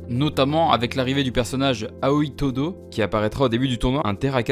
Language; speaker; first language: French; native; French